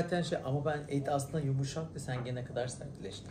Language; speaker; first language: Turkish; native; Turkish